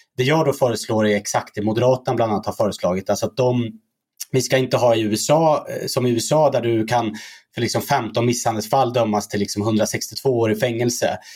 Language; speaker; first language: Swedish; early bilingual, other home language; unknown